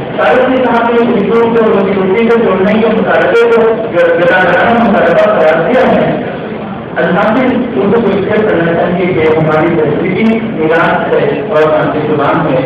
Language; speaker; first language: Urdu; native; Urdu